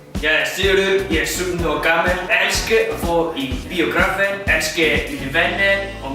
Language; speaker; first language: Danish; non-native, learner; Icelandic